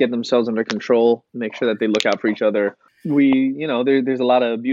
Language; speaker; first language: English; native; English